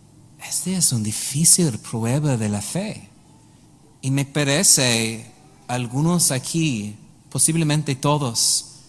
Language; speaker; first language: Spanish; non-native, learner; English